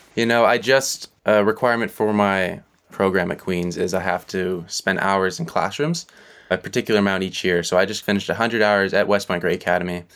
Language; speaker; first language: English; native; English